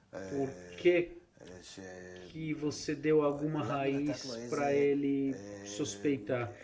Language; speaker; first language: Portuguese; non-native, fluent; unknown